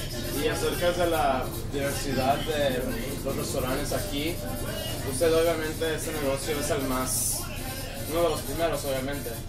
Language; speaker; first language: Spanish; early bilingual, other home language; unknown